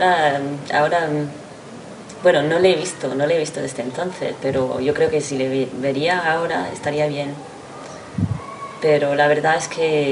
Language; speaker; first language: Spanish; non-native, fluent; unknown